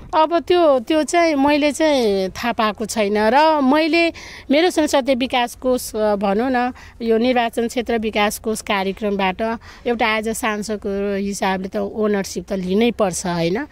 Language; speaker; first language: Nepali; non-native, local second language; Maithili